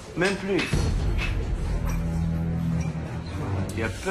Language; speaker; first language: French; non-native, fluent; Hebrew